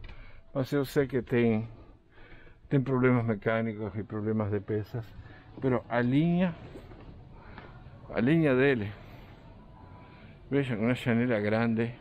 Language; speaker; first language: Portuguese; non-native, fluent; Spanish